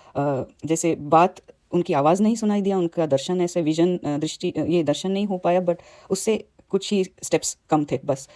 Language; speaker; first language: Hindi; non-native, local second language; Tamil